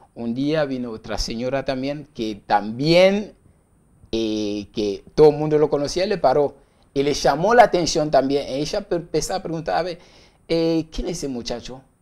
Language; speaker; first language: Spanish; non-native, learner; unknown